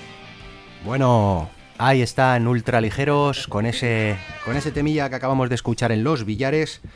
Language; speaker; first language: Spanish; native; Spanish